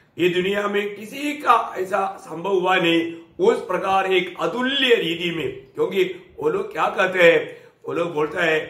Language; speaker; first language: Hindi; non-native, local second language; Malayalam